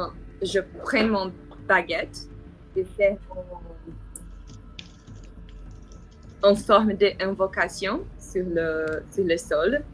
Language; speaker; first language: French; non-native, learner; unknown